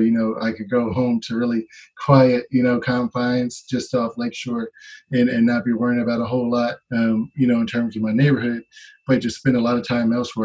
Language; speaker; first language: English; native; English